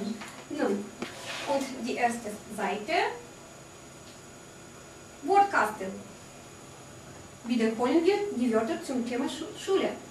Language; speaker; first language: German; non-native, fluent; Russian